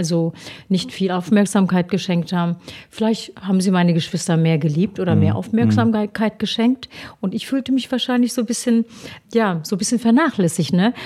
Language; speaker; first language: German; early bilingual, other home language; Turkish